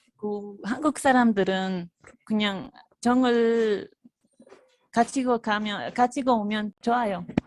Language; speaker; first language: Korean; non-native, fluent; Spanish